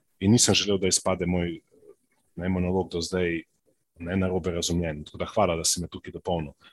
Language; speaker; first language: Slovenian; non-native, local second language; Serbian